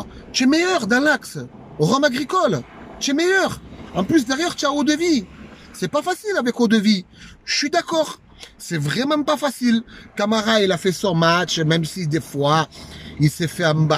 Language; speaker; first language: French; native; French